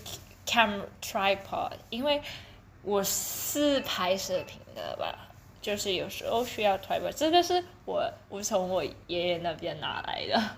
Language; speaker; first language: Chinese; early bilingual, heritage; Chinese